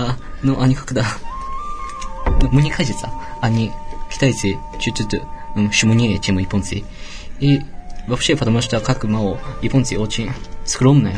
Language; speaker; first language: Russian; non-native, learner; Japanese